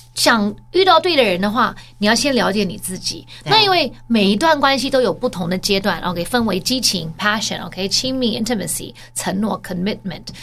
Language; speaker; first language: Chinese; native; Chinese